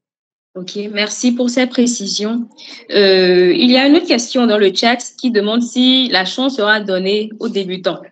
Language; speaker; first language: French; native; French